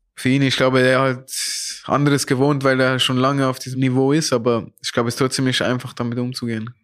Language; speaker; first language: German; native; German